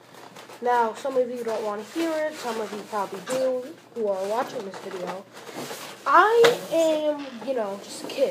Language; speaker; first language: English; native; English